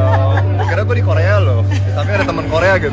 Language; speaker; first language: Indonesian; native; Indonesian